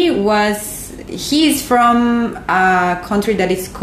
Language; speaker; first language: English; non-native, fluent; Spanish